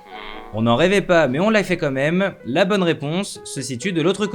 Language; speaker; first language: French; native; French